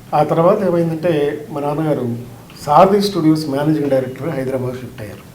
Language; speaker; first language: Telugu; native; Telugu